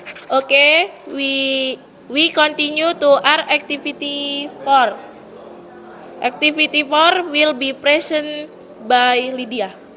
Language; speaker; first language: English; non-native, learner; Indonesian